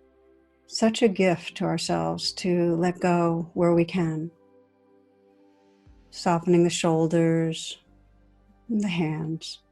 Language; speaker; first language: English; native; English